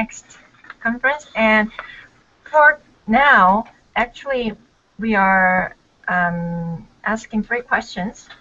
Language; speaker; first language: English; non-native, learner; Korean